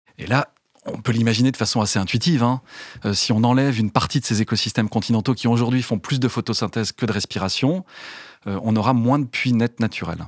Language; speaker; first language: French; native; French